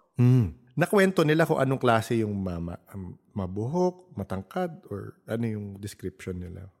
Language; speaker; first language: Filipino; native; Filipino